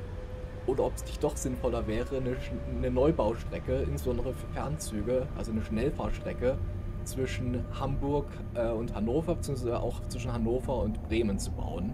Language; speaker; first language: German; native; German